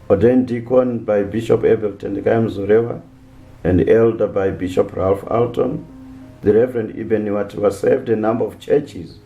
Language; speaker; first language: English; non-native, local second language; Shona